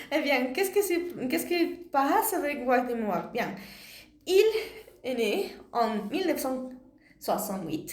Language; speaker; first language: French; non-native, learner; Spanish